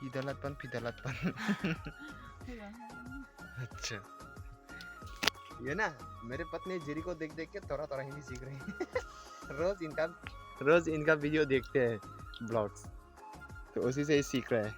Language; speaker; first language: Hindi; non-native, local second language; Chakma